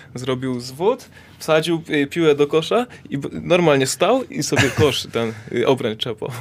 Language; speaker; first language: Polish; native; Polish